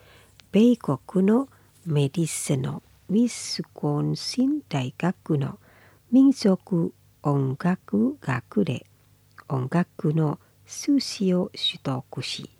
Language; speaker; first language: Japanese; non-native, fluent; Indonesian